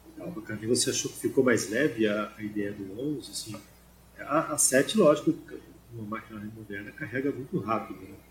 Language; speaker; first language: Portuguese; native; Portuguese